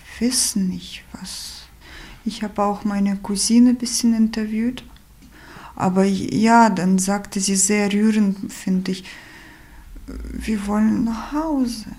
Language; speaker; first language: German; non-native, fluent; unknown